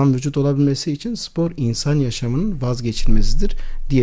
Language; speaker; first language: Turkish; native; Turkish